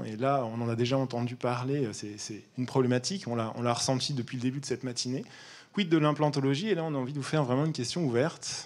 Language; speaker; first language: French; native; French